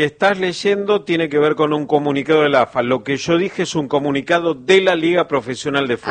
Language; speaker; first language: Spanish; native; Spanish